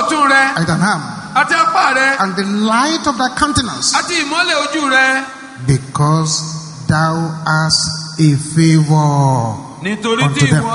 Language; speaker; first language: English; non-native, local second language; Yoruba